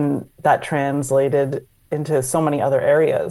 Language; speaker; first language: English; native; English